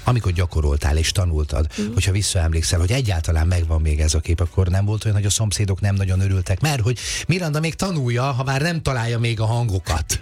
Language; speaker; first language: Hungarian; native; Hungarian